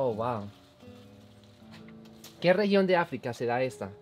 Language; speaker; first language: Spanish; native; Spanish